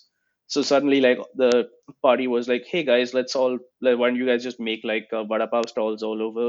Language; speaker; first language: English; non-native, local second language; Gujarati